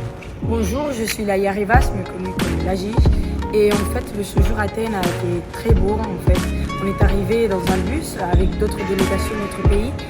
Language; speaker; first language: French; non-native, fluent; Spanish